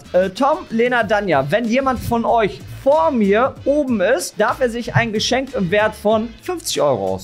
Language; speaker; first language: German; native; German